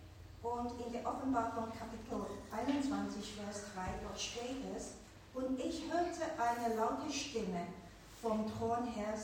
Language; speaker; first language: German; non-native, fluent; Chinese